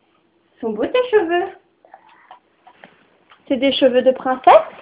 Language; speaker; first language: French; native; French